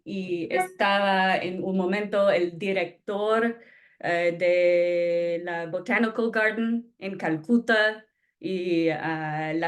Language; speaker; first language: Spanish; non-native, fluent; English